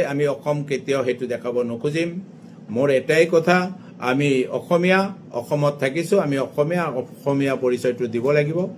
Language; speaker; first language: Assamese; non-native, local second language; Bangla